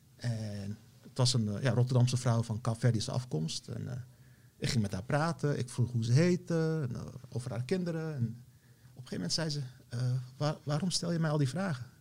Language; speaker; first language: Dutch; early bilingual, other home language; Turkish